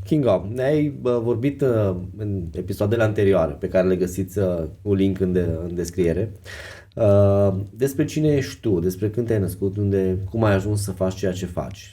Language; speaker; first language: Romanian; native; Romanian